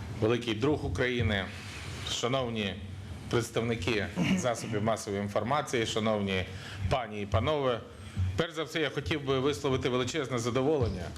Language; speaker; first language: Ukrainian; native; Ukrainian